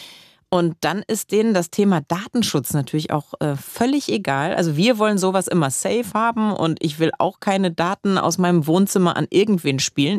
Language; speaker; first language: German; native; German